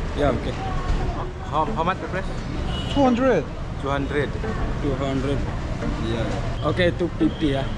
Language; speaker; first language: English; non-native, learner; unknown